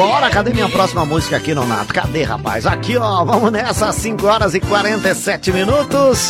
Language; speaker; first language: Portuguese; native; Portuguese